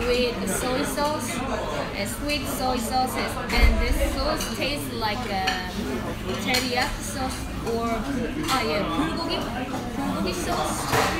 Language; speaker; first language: English; non-native, fluent; Korean